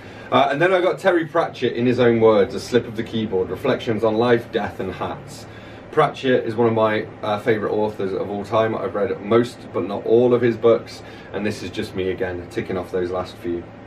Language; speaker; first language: English; native; English